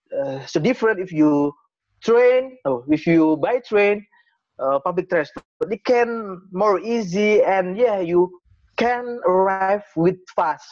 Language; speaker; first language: English; non-native, learner; Indonesian